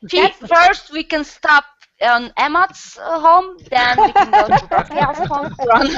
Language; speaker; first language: English; non-native, learner; Turkish